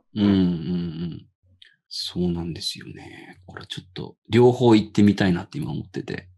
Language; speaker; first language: Japanese; native; Japanese